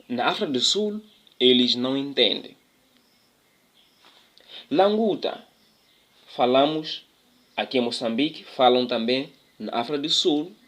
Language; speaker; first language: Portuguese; non-native, local second language; Tsonga